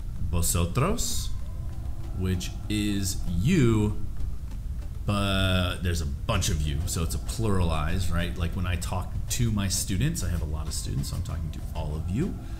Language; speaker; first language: English; native; English